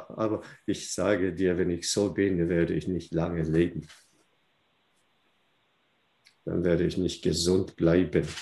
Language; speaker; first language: German; non-native, fluent; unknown